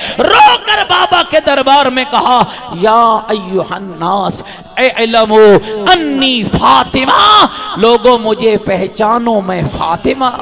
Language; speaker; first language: Urdu; native; Urdu